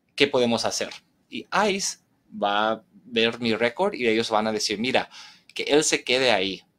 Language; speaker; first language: Spanish; early bilingual, heritage; Spanish